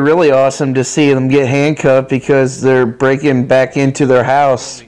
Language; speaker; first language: English; native; English